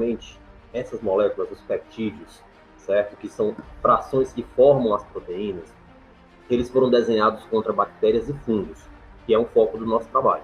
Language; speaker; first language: Portuguese; native; Portuguese